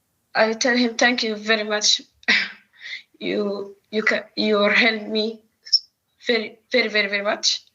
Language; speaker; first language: English; non-native, local second language; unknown